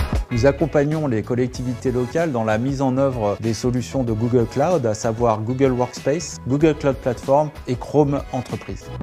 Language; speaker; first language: French; native; French